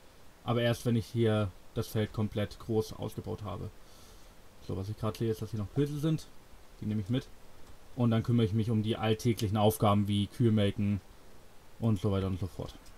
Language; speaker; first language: German; native; German